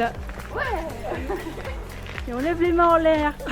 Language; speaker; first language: French; native; French